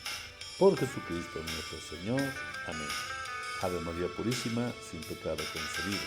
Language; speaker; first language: Spanish; native; Spanish